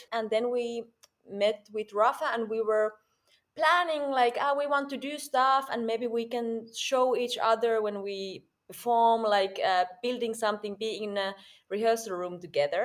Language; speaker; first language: English; non-native, fluent; Finnish